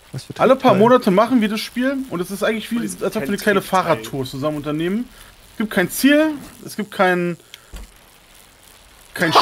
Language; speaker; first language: German; native; German